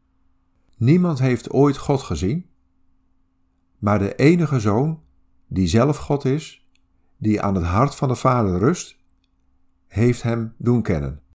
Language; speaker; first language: Dutch; native; Dutch